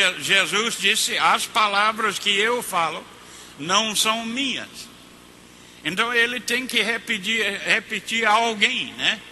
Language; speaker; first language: Portuguese; non-native, fluent; English